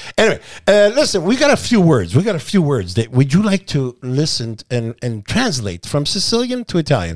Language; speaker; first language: English; early bilingual, other home language; Italian